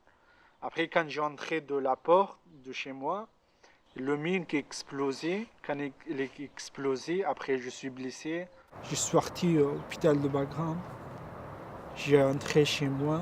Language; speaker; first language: French; non-native, learner; Pashto